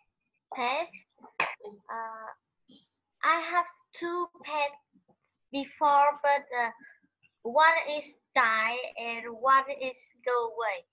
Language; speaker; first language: English; non-native, learner; Vietnamese